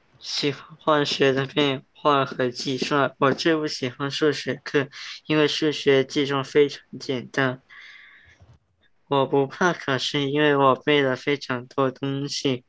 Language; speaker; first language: Chinese; non-native, learner; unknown